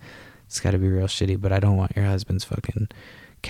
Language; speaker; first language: English; native; English